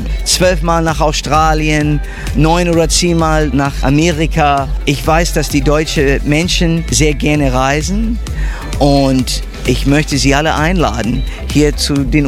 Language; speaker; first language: German; early bilingual, heritage; English